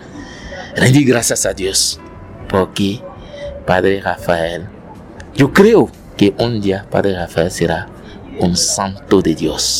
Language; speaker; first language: Spanish; non-native, learner; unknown